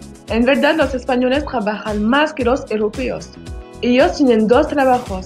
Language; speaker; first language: Spanish; non-native, learner; French